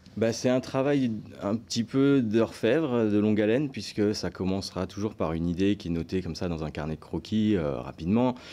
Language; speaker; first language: French; native; French